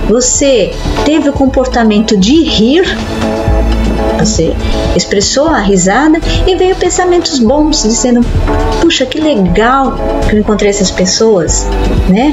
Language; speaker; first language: Portuguese; native; Portuguese